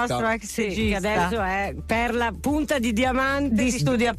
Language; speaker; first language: Italian; native; Italian